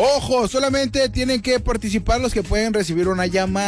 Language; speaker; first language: Spanish; native; Spanish